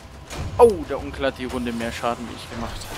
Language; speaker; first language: German; native; German